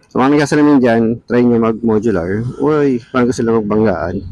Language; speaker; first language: Filipino; native; Filipino